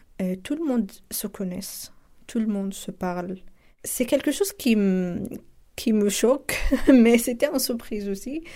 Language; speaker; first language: French; non-native, local second language; Arabic